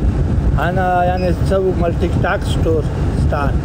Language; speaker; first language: Arabic; non-native, learner; Pashto